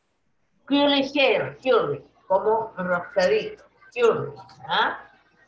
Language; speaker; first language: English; non-native, learner; Spanish